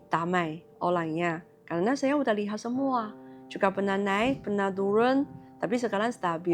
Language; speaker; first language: Indonesian; non-native, learner; Chinese